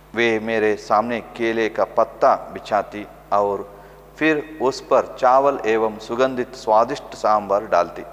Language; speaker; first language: Hindi; non-native, local second language; Kannada